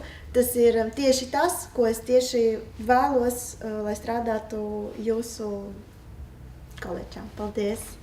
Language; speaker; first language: Latvian; non-native, local second language; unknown